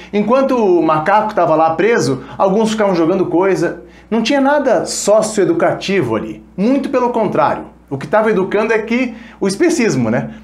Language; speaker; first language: Portuguese; early bilingual, other home language; Spanish